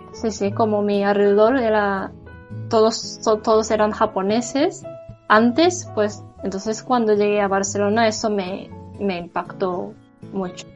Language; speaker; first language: Spanish; non-native, fluent; Japanese